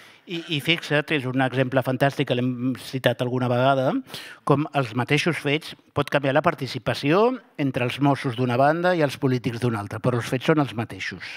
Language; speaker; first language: Catalan; native; Catalan